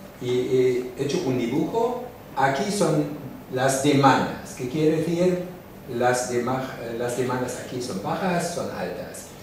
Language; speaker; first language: Spanish; non-native, fluent; German